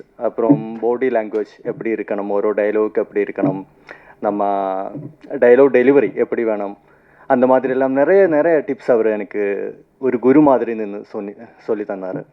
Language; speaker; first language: Tamil; non-native, fluent; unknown